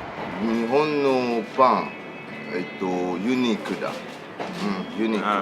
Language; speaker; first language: Japanese; non-native, learner; English